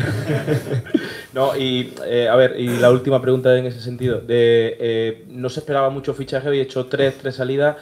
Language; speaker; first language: Spanish; native; Spanish